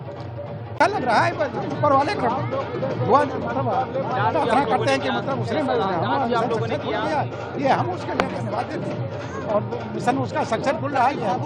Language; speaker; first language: Hindi; native; Hindi